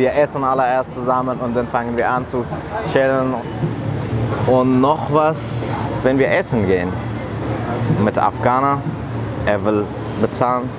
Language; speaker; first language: German; non-native, fluent; Persian